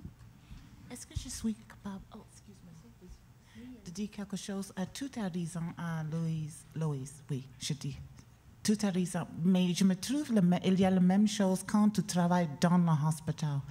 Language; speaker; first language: French; non-native, learner; English